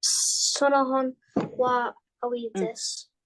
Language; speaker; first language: Japanese; non-native, learner; English